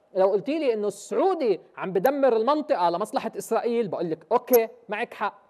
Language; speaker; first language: Arabic; native; Arabic